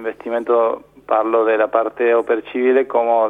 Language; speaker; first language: Italian; non-native, fluent; Spanish